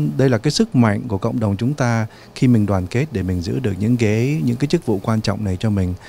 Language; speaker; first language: Vietnamese; early bilingual, other home language; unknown